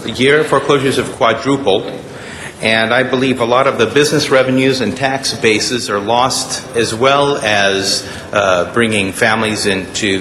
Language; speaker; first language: English; native; English